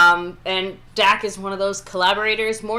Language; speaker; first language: English; native; English